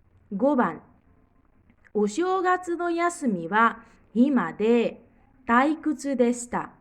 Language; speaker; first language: Japanese; non-native, fluent; Nepali